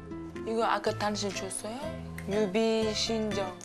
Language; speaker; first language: Korean; non-native, learner; Uzbek